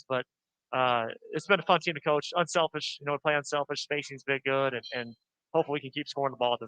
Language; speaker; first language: English; native; English